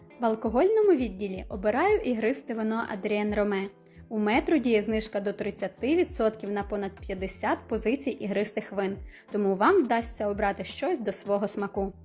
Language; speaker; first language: Ukrainian; native; Ukrainian